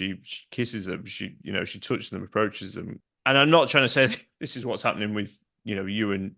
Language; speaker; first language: English; native; English